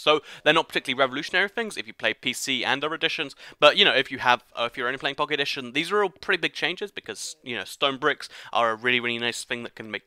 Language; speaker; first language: English; native; English